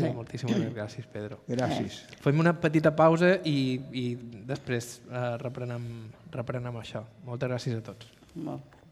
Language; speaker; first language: Catalan; native; Catalan